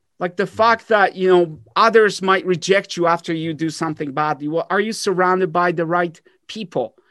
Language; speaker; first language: English; early bilingual, other home language; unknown